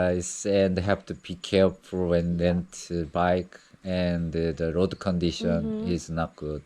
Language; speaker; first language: English; non-native, learner; Korean